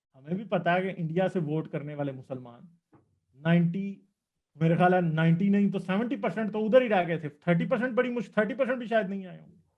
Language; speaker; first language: Urdu; non-native, local second language; Punjabi